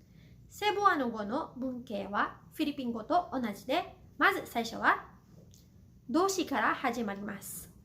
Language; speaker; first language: Japanese; non-native, fluent; Cebuano